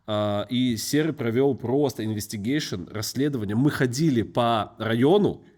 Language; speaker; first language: Russian; native; Russian